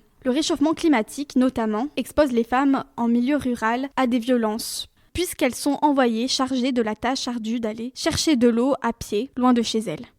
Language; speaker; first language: French; native; French